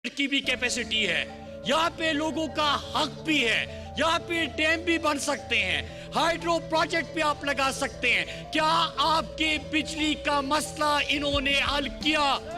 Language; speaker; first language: Urdu; non-native, local second language; Pashto